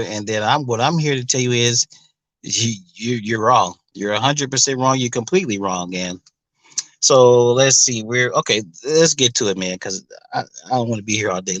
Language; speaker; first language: English; native; English